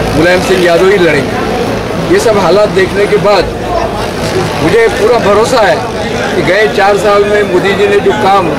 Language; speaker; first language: Hindi; non-native, local second language; Marathi